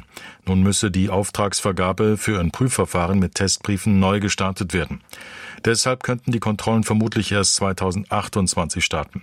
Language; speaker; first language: German; native; German